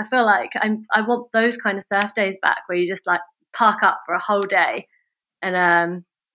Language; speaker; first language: English; native; English